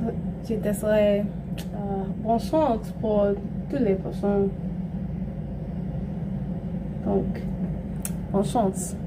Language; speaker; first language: French; non-native, learner; English